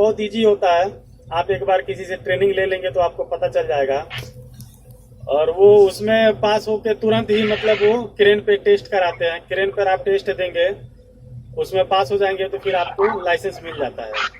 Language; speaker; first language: Hindi; native; Hindi